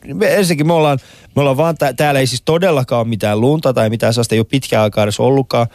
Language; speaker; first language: Finnish; non-native, fluent; Persian